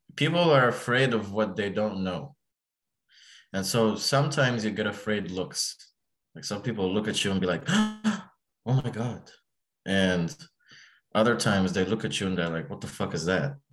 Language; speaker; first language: English; early bilingual, other home language; Arabic